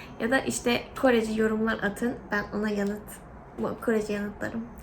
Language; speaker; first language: Turkish; non-native, fluent; Korean